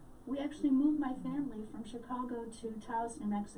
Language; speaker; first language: English; native; English